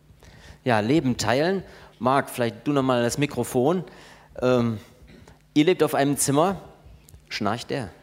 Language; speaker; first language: German; native; German